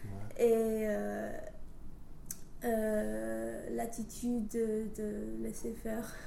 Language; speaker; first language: French; non-native, learner; English